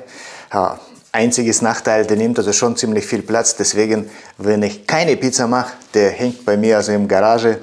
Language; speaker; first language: German; non-native, fluent; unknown